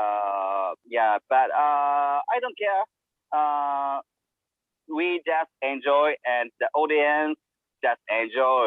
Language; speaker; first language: English; non-native, learner; Japanese